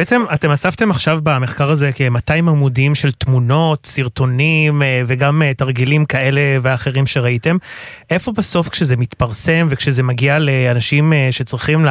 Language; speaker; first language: Hebrew; non-native, local second language; Arabic